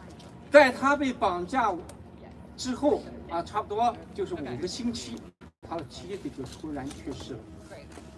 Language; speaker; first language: Chinese; native; Chinese